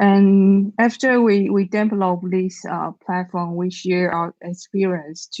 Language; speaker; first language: English; non-native, learner; Chinese